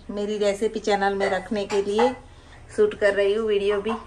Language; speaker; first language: Hindi; non-native, local second language; Gujarati